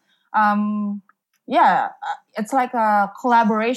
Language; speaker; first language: English; non-native, local second language; Filipino